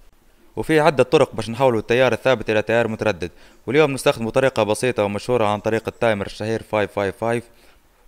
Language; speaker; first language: Arabic; native; Arabic